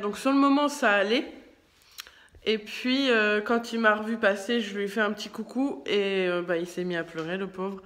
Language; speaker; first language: French; native; French